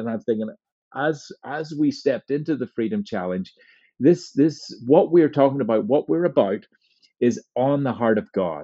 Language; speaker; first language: English; native; English